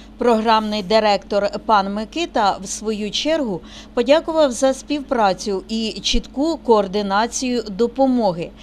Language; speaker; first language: Ukrainian; native; Ukrainian